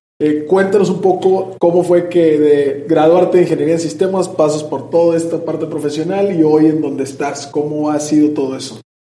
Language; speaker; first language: Spanish; native; Spanish